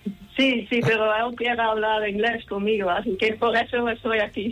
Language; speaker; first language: Spanish; non-native, learner; Dutch